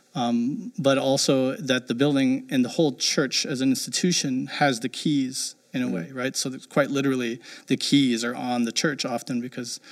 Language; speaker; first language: English; early bilingual, heritage; German